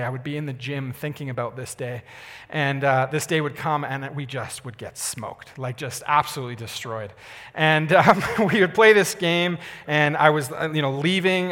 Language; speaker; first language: English; native; English